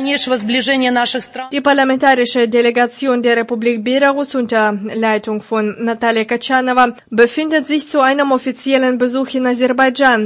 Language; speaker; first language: German; non-native, fluent; Russian